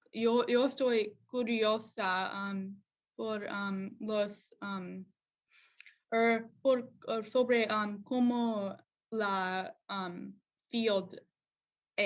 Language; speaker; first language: Spanish; non-native, learner; English